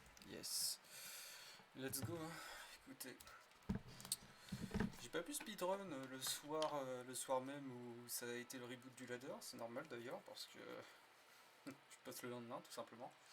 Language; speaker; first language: French; native; French